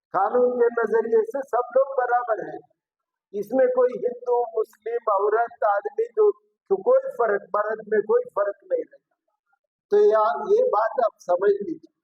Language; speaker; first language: Hindi; non-native, local second language; Telugu